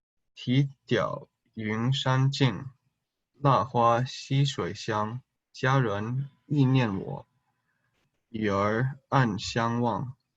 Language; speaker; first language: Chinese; early bilingual, heritage; Chinese